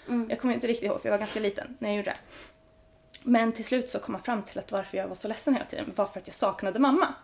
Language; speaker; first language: Swedish; early bilingual, other home language; Spanish